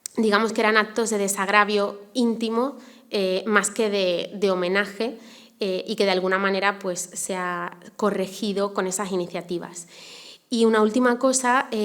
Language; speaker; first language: Spanish; native; Spanish